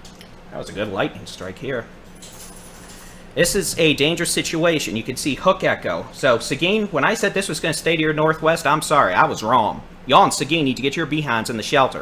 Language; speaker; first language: English; native; English